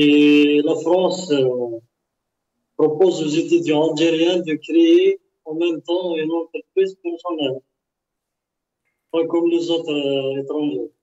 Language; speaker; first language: French; non-native, local second language; Arabic